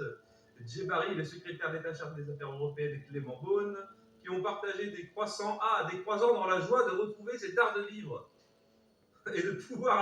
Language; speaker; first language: French; native; French